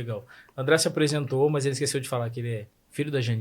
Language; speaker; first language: Portuguese; native; Portuguese